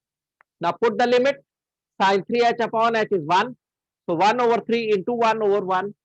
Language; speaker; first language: English; non-native, local second language; Hindi